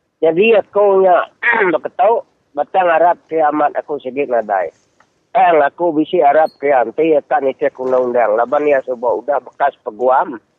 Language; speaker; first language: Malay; native; Malay